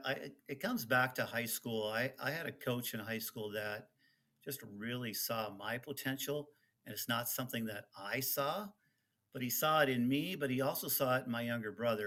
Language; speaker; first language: English; early bilingual, other home language; Dutch